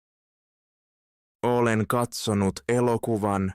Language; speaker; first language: Finnish; non-native, fluent; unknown